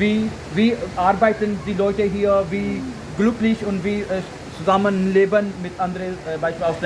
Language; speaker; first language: German; non-native, learner; Urdu